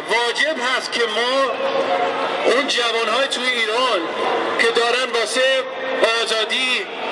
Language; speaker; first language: Persian; early bilingual, heritage; Persian